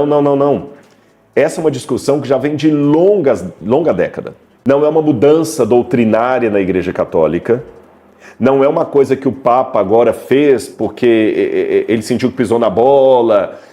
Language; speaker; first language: Portuguese; native; Portuguese